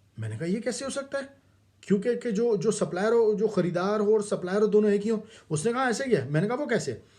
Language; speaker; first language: Urdu; native; Urdu